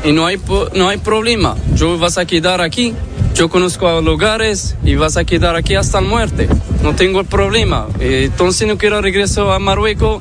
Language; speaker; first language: Spanish; non-native, learner; Arabic